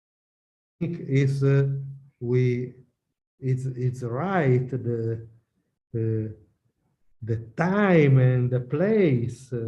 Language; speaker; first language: English; non-native, learner; Italian